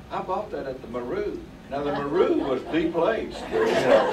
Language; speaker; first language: English; native; English